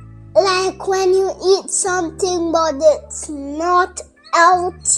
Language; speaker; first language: English; non-native, local second language; Jamaican Creole English